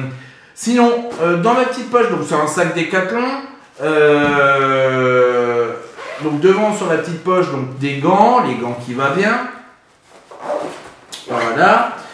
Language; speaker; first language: French; native; French